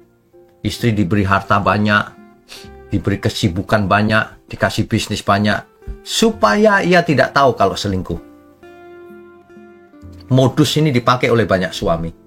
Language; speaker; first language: Indonesian; native; Indonesian